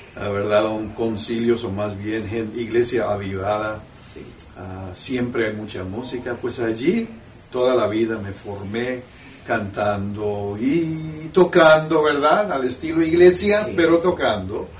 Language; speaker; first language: Spanish; early bilingual, heritage; Spanish